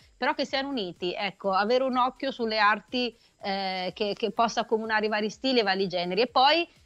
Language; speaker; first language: Italian; native; Italian